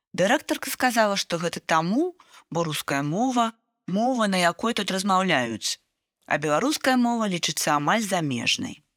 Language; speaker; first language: Belarusian; non-native, local second language; Russian